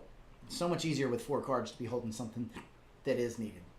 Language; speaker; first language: English; native; English